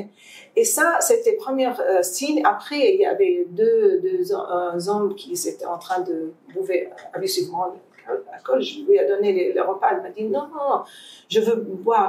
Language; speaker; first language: French; non-native, fluent; Arabic